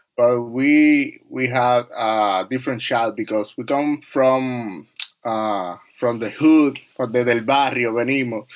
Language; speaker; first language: English; non-native, learner; Spanish